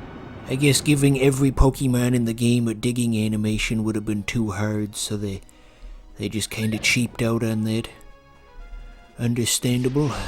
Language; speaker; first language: English; native; English